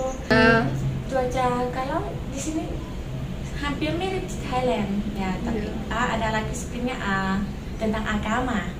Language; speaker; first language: Indonesian; non-native, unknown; Thai